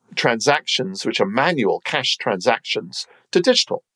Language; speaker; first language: English; native; English